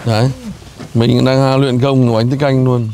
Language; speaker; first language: Vietnamese; native; Vietnamese